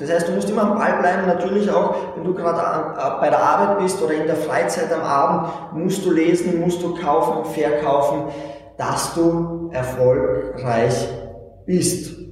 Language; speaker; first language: German; native; German